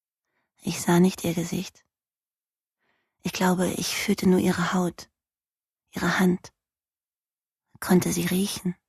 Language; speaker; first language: German; native; German